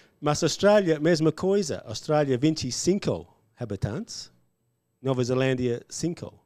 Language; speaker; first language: Portuguese; non-native, learner; English